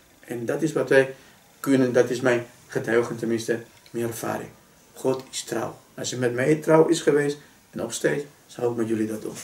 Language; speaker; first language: Dutch; non-native, fluent; Spanish